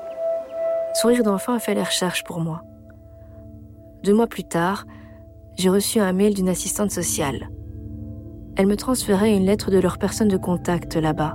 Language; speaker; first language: French; native; French